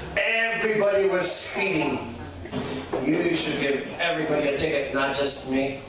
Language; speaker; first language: English; native; English